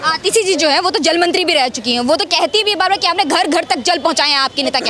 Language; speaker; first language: Hindi; native; Hindi